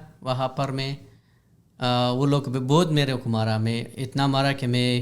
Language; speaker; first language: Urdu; non-native, learner; Hazaragi